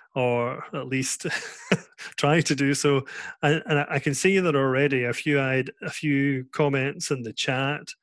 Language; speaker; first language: English; native; English